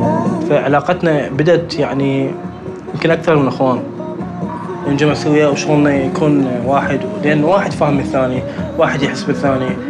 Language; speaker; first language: Arabic; native; Arabic